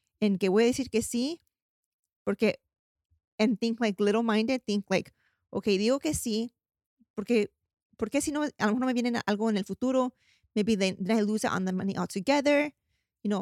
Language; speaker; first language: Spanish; early bilingual, heritage; Spanish